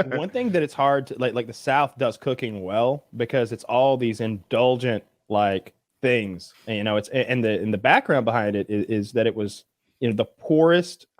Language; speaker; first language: English; native; English